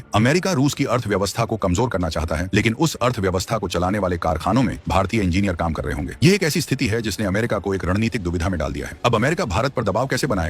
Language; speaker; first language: Hindi; native; Hindi